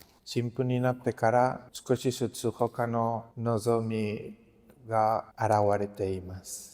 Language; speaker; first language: Japanese; non-native, learner; Spanish